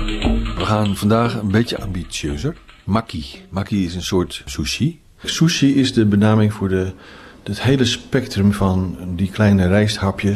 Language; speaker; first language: Dutch; native; Dutch